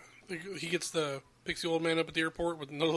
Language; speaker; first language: English; native; English